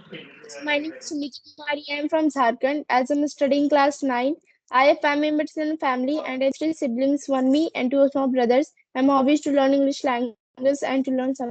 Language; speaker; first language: English; non-native, learner; Hindi